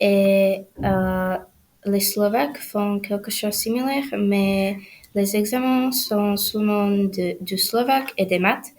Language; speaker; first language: French; non-native, fluent; Slovak